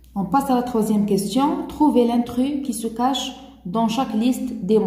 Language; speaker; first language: French; non-native, local second language; Arabic